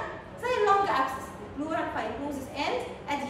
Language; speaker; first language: Arabic; native; Arabic